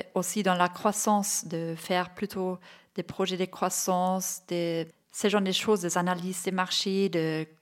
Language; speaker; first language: French; non-native, fluent; German